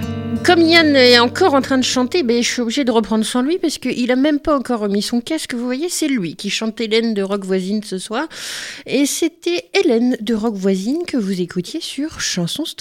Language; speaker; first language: French; native; French